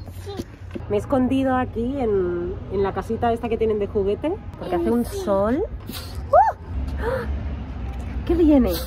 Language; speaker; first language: Spanish; native; Spanish